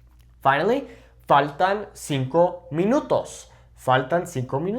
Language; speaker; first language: Spanish; non-native, fluent; English